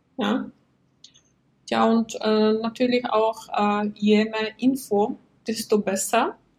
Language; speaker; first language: German; non-native, fluent; Czech